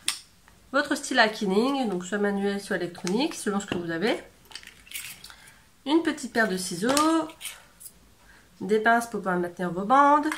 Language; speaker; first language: French; native; French